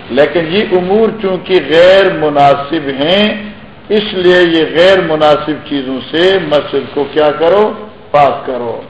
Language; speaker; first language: Urdu; non-native, local second language; Pashto